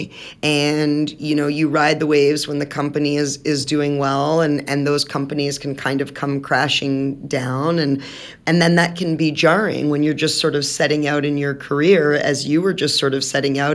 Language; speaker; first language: English; native; English